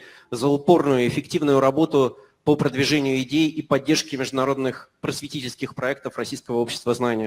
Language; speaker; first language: Russian; native; Russian